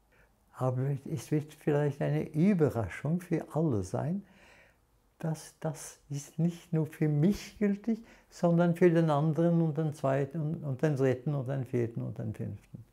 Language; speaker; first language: German; non-native, fluent; Norwegian